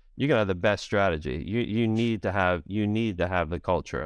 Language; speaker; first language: English; native; English